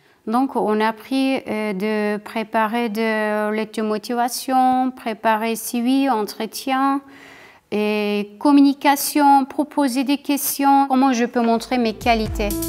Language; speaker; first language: French; non-native, learner; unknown